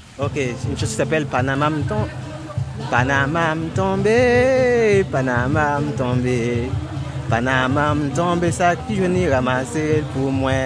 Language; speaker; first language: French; non-native, local second language; Haitian Creole